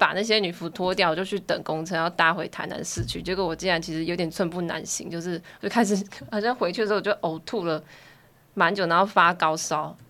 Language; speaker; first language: Chinese; native; Chinese